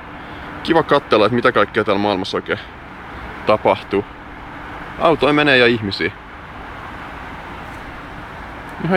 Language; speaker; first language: Finnish; native; Finnish